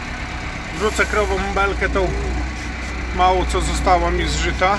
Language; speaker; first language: Polish; native; Polish